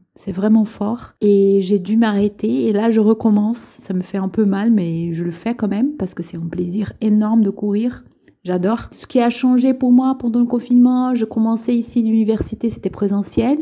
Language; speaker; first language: French; non-native, local second language; Portuguese